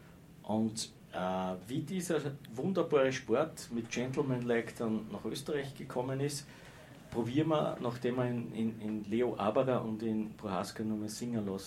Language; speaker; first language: German; native; German